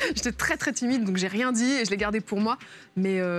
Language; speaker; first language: French; native; French